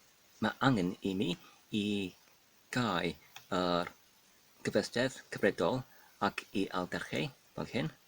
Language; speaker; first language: Welsh; non-native, learner; Polish